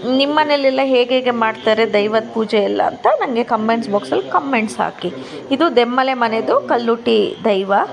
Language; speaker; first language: Kannada; non-native, local second language; Tulu